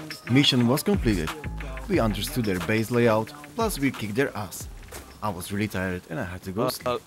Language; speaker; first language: English; non-native, fluent; Slovak